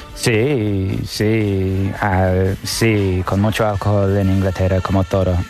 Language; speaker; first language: Spanish; non-native, fluent; English